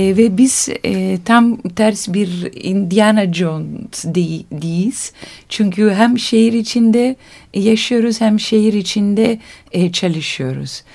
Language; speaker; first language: Turkish; non-native, learner; Italian